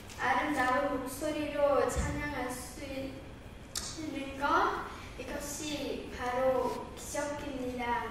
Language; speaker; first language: Korean; non-native, learner; Khmer